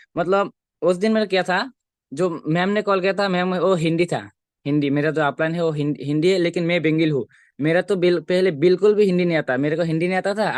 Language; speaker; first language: Hindi; non-native, local second language; Bangla